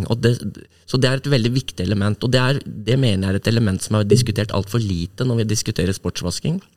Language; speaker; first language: Norwegian; native; Norwegian